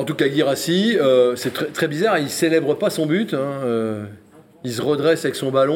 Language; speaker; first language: French; native; French